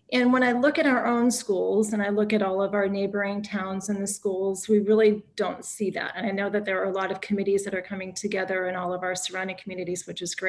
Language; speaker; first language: English; native; English